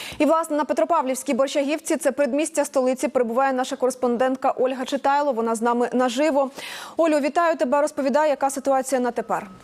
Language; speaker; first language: Ukrainian; native; Ukrainian